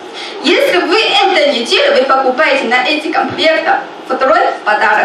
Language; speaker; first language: Russian; non-native, learner; Chinese